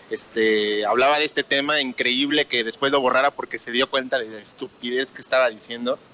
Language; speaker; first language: Spanish; native; Spanish